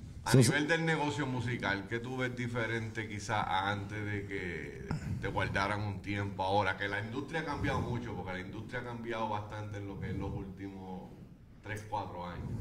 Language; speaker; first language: Spanish; early bilingual, heritage; Spanish